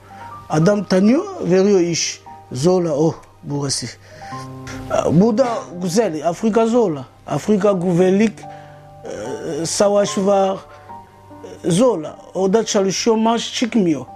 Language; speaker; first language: Turkish; non-native, learner; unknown